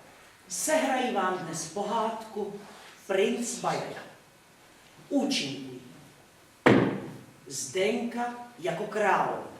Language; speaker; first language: Czech; early bilingual, heritage; Czech